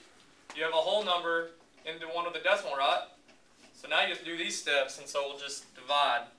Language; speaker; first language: English; native; English